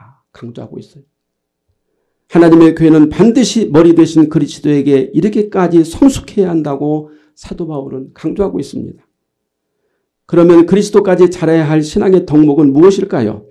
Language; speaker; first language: Korean; native; Korean